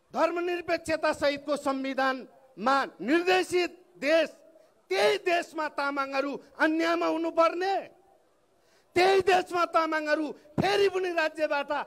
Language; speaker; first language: Nepali; non-native, local second language; Eastern Tamang